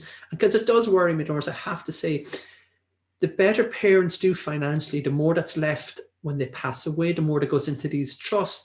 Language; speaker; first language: English; native; English